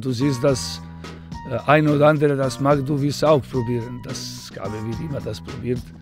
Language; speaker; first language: German; non-native, fluent; Serbian